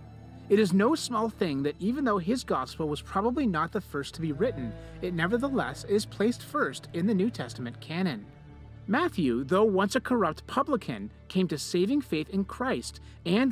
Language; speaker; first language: English; native; English